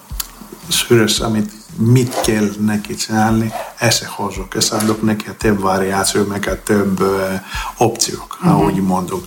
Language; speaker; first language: Hungarian; non-native, learner; Greek